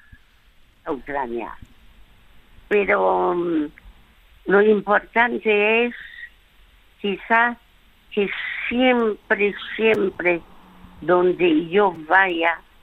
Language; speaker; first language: Spanish; early bilingual, other home language; French